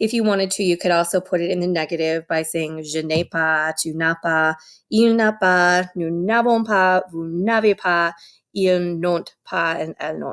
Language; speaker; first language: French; non-native, fluent; English